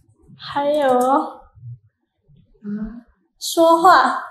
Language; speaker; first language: Chinese; non-native, fluent; Indonesian